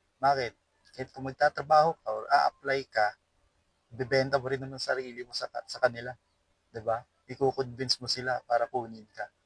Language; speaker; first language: Filipino; non-native, local second language; Cebuano